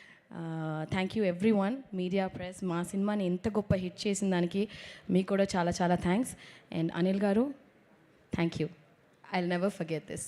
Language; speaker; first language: Telugu; non-native, local second language; Tamil